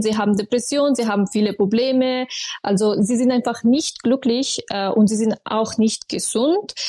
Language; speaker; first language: German; non-native, fluent; Persian